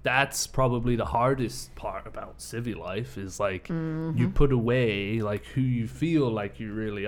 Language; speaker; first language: English; native; English